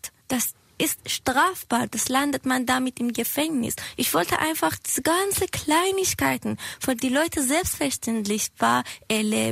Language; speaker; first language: German; non-native, fluent; Persian